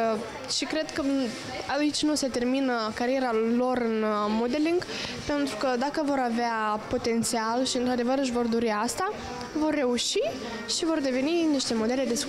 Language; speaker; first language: Romanian; native; Romanian